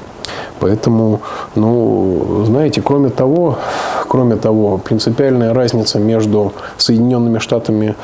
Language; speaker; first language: Russian; native; Russian